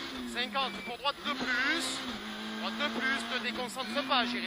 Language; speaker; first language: French; native; French